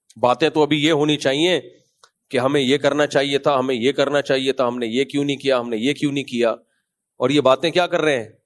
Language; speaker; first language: Urdu; native; Urdu